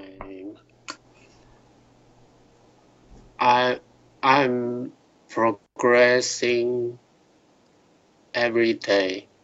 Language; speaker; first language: English; non-native, learner; Chinese